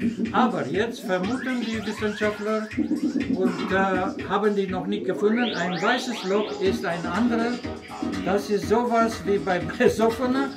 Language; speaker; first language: German; non-native, fluent; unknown